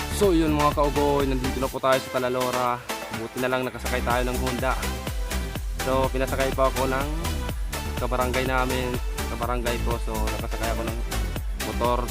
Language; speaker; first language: Filipino; non-native, local second language; Waray